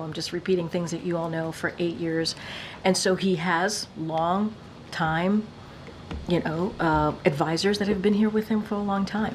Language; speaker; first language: English; native; English